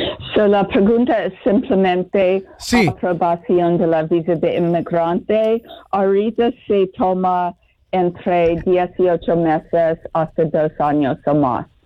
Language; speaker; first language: Spanish; non-native, learner; English